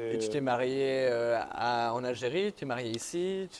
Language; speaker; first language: French; native; French